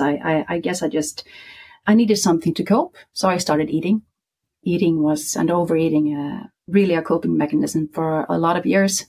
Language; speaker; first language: English; non-native, fluent; Icelandic